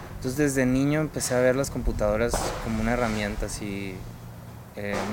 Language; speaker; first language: Spanish; native; Spanish